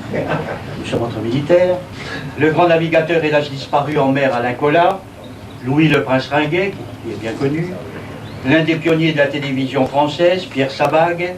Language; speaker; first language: French; native; French